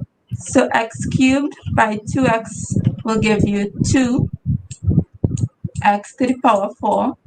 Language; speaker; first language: English; native; English